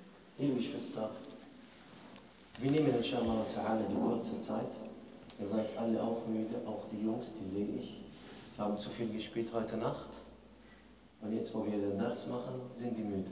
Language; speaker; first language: German; non-native, fluent; Arabic